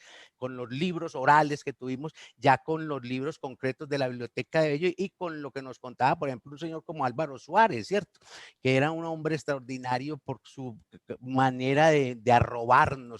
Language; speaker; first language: Spanish; native; Spanish